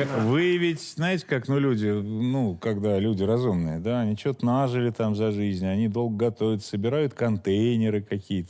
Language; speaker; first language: Russian; native; Russian